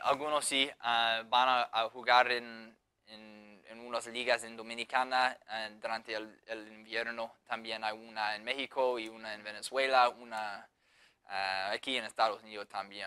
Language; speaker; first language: Spanish; non-native, fluent; English